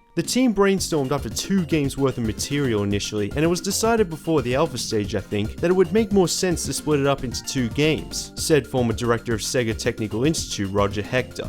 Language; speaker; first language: English; native; English